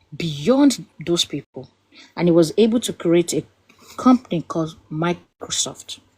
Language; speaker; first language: English; non-native, local second language; Yoruba